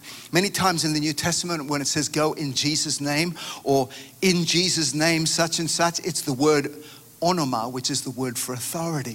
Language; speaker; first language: English; native; English